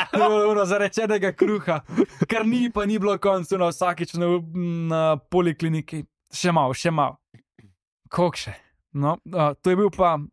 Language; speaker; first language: Slovenian; non-native, local second language; Serbian